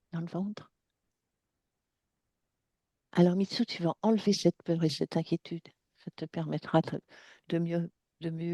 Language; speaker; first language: French; native; French